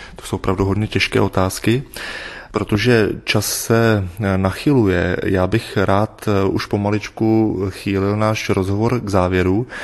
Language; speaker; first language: Czech; native; Czech